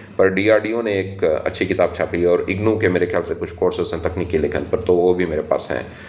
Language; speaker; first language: Hindi; native; Hindi